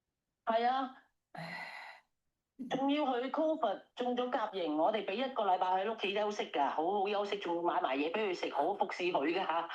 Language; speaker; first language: Cantonese; native; Cantonese